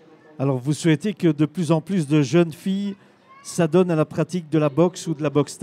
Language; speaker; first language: French; native; French